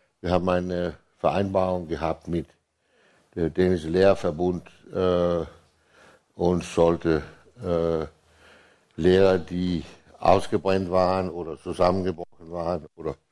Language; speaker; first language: German; non-native, fluent; Danish